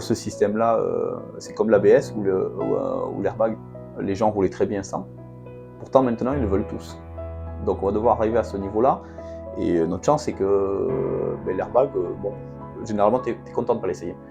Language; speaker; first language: French; native; French